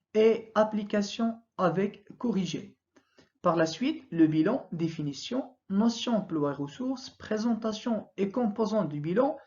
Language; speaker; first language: French; non-native, local second language; Arabic